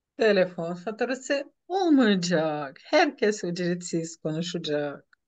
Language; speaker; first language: Turkish; non-native, fluent; Ukrainian